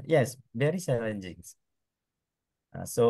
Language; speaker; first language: English; non-native, learner; Indonesian